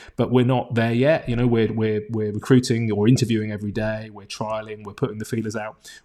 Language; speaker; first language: English; native; English